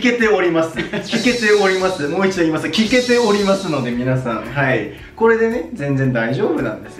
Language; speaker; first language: Japanese; native; Japanese